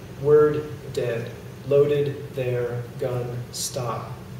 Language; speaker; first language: English; native; English